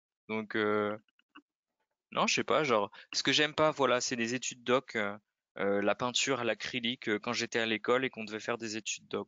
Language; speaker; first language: French; native; French